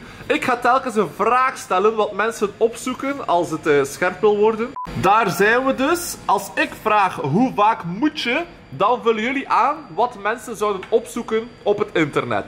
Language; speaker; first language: Dutch; native; Dutch